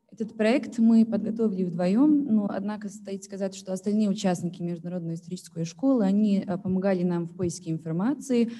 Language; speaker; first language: Russian; non-native, fluent; Bosnian